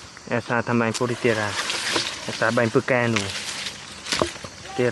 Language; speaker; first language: Portuguese; non-native, learner; Vietnamese